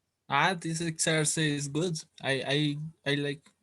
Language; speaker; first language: English; non-native, learner; Spanish